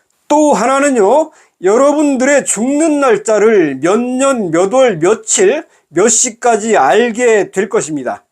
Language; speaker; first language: Korean; native; Korean